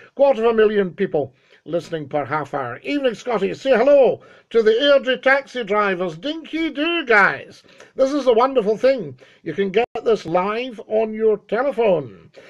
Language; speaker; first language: English; native; English